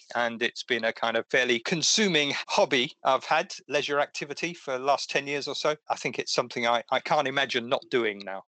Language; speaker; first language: English; native; English